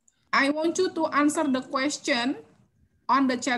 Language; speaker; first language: English; non-native, fluent; Indonesian